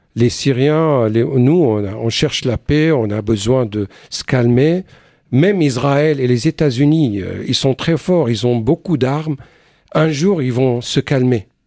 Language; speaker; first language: French; non-native, fluent; Arabic